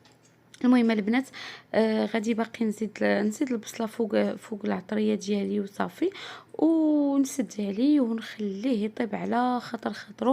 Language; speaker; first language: Arabic; native; Arabic